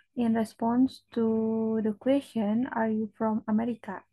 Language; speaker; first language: English; non-native, learner; Indonesian